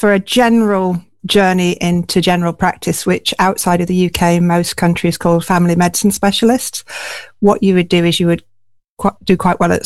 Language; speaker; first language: English; native; English